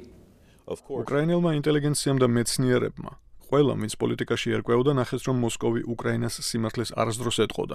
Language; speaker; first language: Georgian; native; Georgian